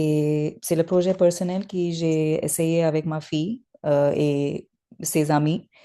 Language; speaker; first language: French; non-native, learner; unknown